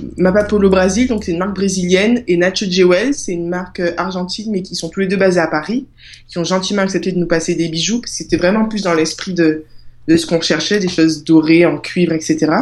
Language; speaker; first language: French; native; French